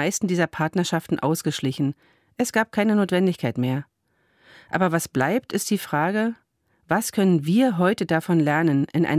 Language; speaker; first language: German; native; German